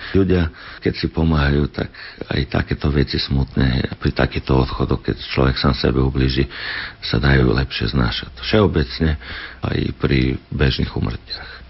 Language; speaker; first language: Slovak; non-native, fluent; Serbian